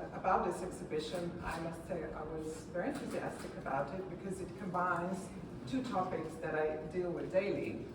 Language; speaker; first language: English; non-native, fluent; Slovenian